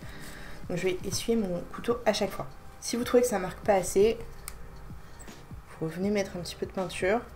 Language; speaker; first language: French; native; French